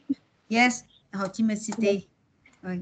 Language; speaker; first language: English; non-native, learner; Vietnamese